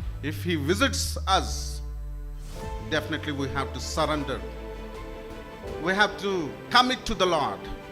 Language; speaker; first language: English; non-native, local second language; Telugu